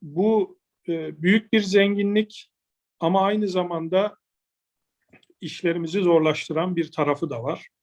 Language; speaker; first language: Turkish; native; Turkish